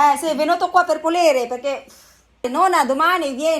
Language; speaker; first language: Italian; non-native, learner; Filipino